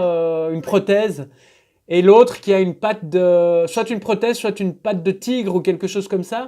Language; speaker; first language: French; native; French